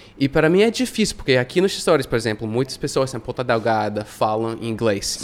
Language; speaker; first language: Portuguese; non-native, fluent; English